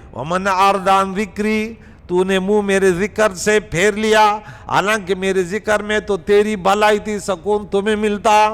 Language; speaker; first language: Urdu; non-native, local second language; Pashto